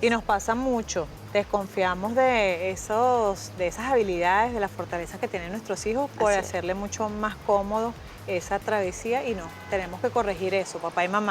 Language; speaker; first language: Spanish; native; Spanish